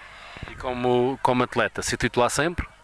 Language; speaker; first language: Portuguese; native; Portuguese